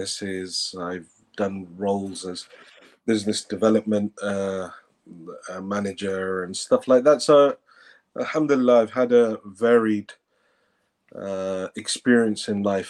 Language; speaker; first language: English; native; English